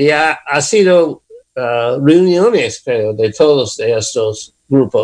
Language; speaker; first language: Spanish; non-native, learner; English